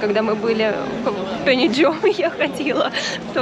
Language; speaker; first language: Russian; native; Russian